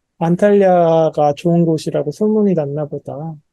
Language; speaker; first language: Korean; native; Korean